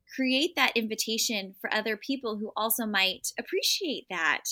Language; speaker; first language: English; native; English